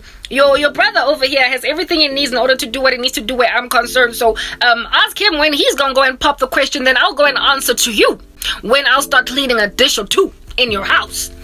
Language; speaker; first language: English; non-native, local second language; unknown